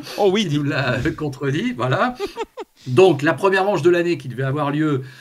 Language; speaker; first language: French; native; French